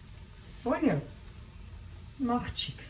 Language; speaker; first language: Russian; non-native, fluent; Armenian